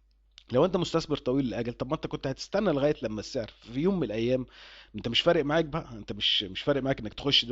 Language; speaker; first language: Arabic; native; Arabic